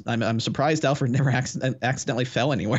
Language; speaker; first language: English; native; English